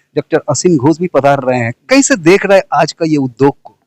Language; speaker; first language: Hindi; non-native, local second language; Bangla